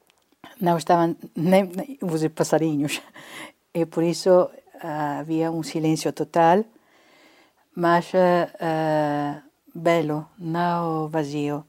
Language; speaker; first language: Portuguese; non-native, fluent; Italian